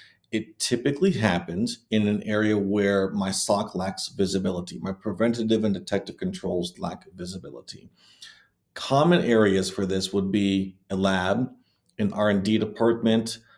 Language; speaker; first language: English; native; English